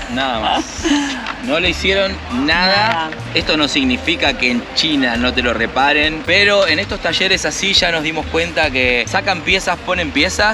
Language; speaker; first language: Spanish; native; Spanish